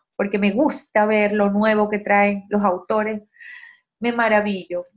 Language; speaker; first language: Spanish; native; Spanish